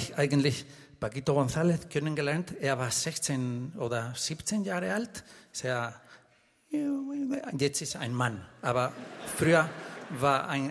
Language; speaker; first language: German; non-native, learner; Spanish